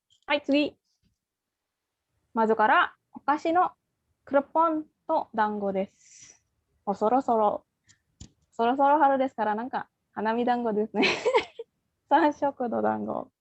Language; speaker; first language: Japanese; non-native, fluent; Indonesian